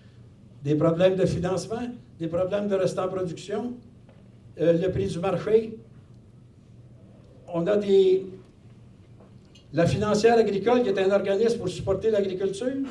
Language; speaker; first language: French; native; French